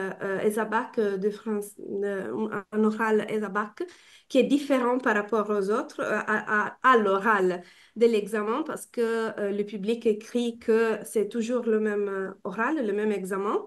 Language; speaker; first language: French; non-native, fluent; Italian